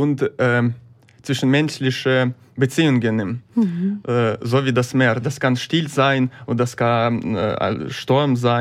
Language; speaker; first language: German; non-native, learner; Ukrainian